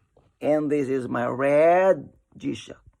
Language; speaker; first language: English; non-native, local second language; Filipino